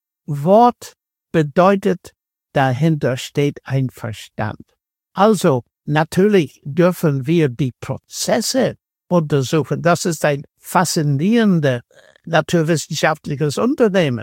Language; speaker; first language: German; non-native, fluent; English